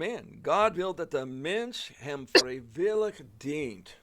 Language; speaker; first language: Dutch; non-native, fluent; English